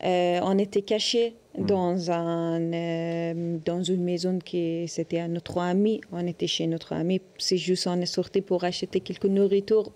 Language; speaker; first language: French; non-native, learner; Persian